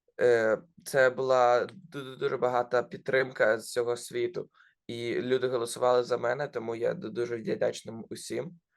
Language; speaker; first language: Ukrainian; non-native, local second language; Russian